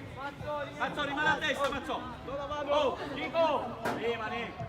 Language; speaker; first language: Italian; native; Italian